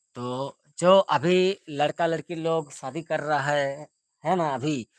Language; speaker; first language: Hindi; non-native, local second language; Bangla